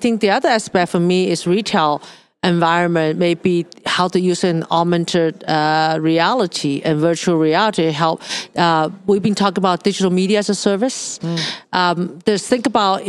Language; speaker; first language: English; non-native, local second language; Cantonese